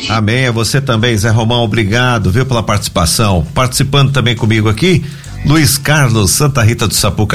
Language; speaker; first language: Portuguese; native; Portuguese